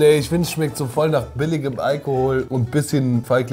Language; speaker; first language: German; native; German